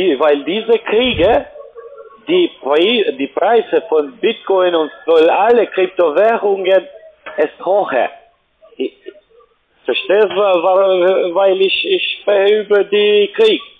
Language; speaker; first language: German; non-native, learner; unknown